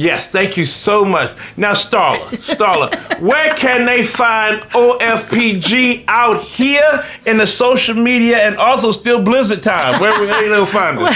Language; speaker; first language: English; native; English